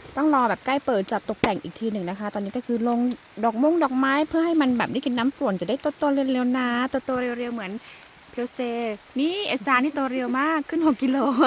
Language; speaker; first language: Thai; non-native, local second language; Karen languages